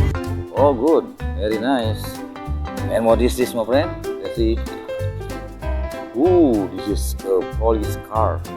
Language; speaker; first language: English; non-native, learner; Indonesian